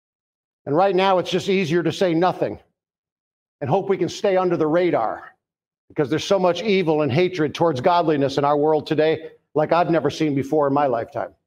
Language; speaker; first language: English; native; English